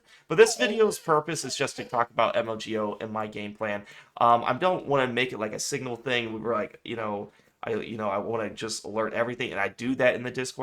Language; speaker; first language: English; native; English